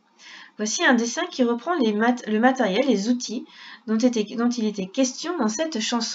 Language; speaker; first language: French; native; French